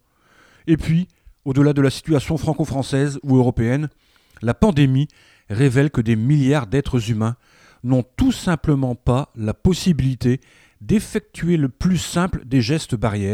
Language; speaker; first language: French; native; French